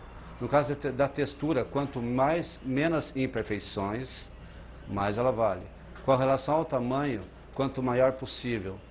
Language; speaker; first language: Portuguese; native; Portuguese